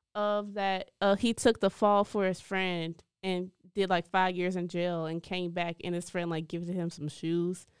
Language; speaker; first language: English; native; English